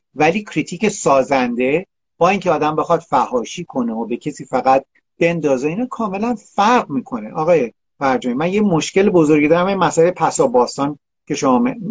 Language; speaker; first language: Persian; native; Persian